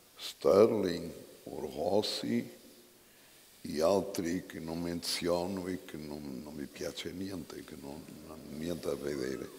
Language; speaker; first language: Italian; non-native, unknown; Portuguese